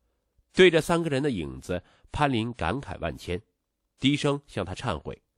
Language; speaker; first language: Chinese; native; Chinese